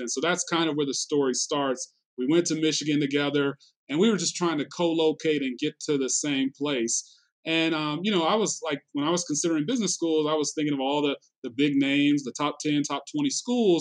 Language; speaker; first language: English; native; English